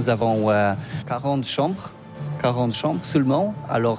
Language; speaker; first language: French; non-native, learner; Polish